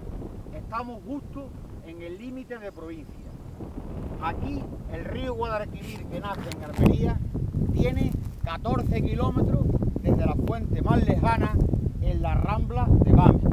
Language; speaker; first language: Spanish; native; Spanish